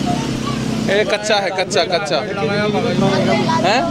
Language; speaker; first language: Hindi; non-native, learner; Bangla